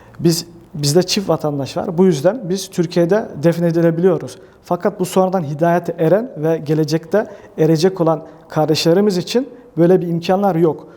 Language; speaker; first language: Turkish; early bilingual, heritage; Turkish